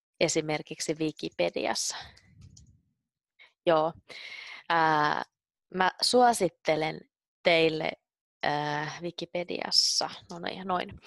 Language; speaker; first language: Finnish; native; Finnish